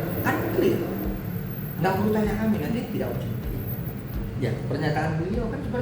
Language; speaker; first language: Indonesian; native; Indonesian